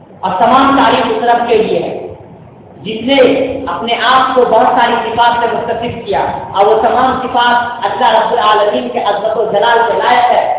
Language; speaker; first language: Urdu; native; Urdu